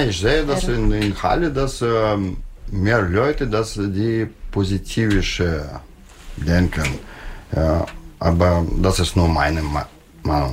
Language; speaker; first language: German; non-native, learner; Russian